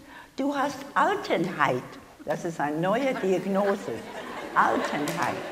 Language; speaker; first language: German; non-native, learner; English